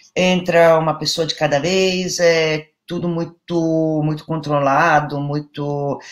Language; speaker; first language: Portuguese; non-native, fluent; Italian